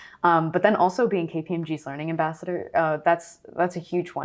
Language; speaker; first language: English; native; English